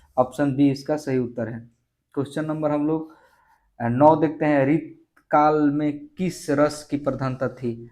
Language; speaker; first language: Hindi; native; Hindi